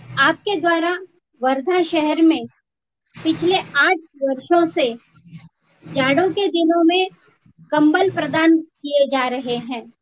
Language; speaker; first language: Hindi; non-native, local second language; Marathi